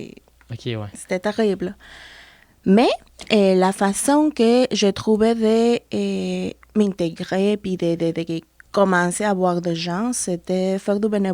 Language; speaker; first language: French; non-native, fluent; Spanish